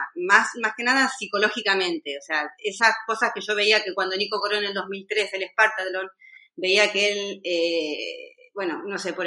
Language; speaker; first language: Spanish; native; Spanish